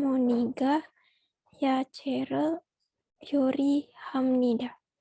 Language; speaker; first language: Korean; non-native, learner; Indonesian